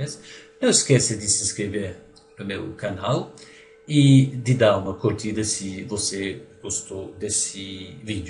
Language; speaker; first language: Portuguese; non-native, fluent; French